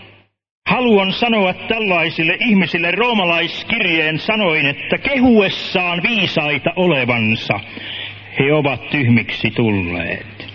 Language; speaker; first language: Finnish; native; Finnish